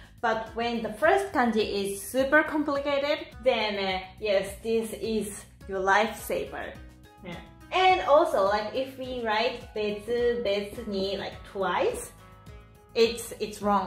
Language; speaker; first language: English; non-native, fluent; Japanese